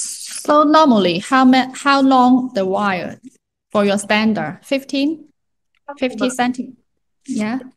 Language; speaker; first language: English; non-native, learner; Chinese